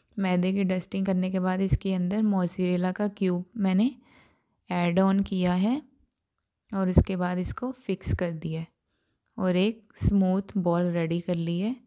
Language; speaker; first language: Hindi; non-native, local second language; Punjabi